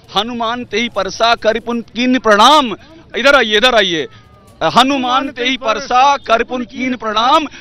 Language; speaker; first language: Hindi; native; Hindi